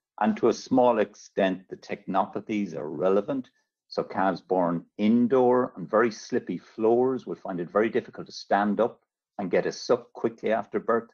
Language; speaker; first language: English; native; English